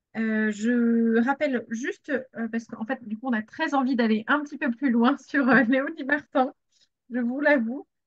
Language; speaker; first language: French; native; French